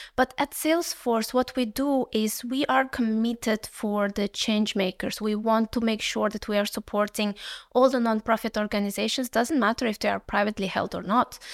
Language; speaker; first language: English; non-native, fluent; Uzbek